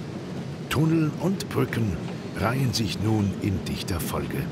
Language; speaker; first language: German; native; German